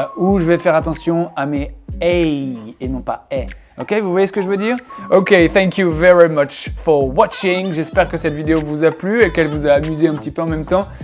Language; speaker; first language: French; native; French